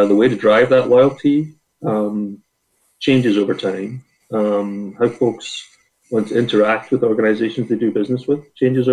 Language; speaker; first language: English; native; English